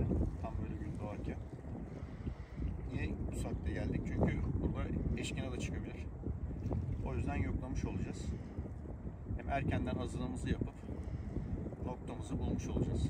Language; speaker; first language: Turkish; native; Turkish